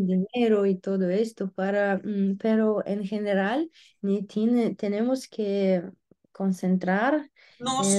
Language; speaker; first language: Spanish; non-native, learner; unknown